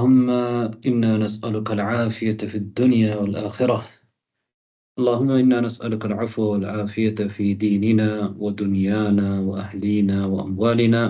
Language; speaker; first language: Arabic; non-native, fluent; Tamil